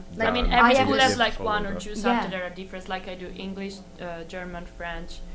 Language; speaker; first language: English; non-native, fluent; Italian